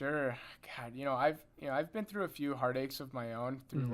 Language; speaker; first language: English; native; English